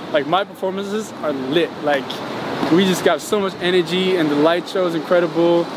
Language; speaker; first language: English; non-native, fluent; Norwegian